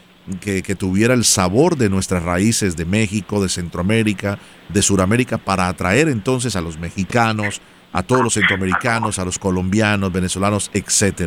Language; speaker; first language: Spanish; native; Spanish